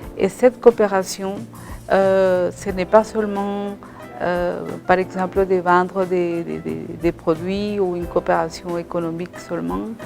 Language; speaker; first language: French; non-native, fluent; Spanish